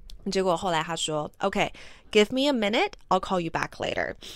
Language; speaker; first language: English; early bilingual, other home language; Chinese